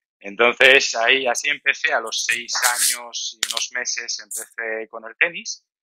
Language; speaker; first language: Spanish; non-native, fluent; Georgian